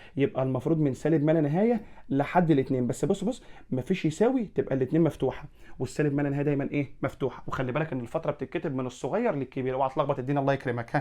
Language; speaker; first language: Arabic; native; Arabic